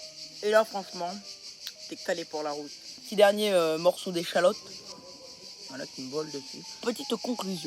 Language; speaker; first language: French; native; French